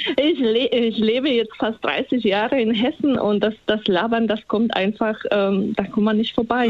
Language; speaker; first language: German; non-native, fluent; Slovak